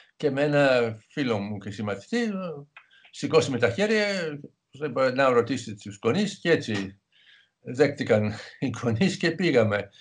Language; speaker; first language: Greek; non-native, fluent; English